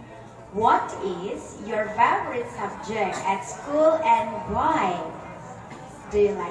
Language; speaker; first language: English; non-native, fluent; Indonesian